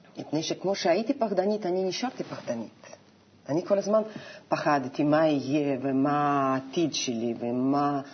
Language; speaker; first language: Hebrew; non-native, fluent; Russian